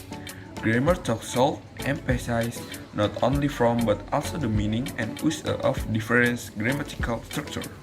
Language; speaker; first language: English; non-native, learner; Indonesian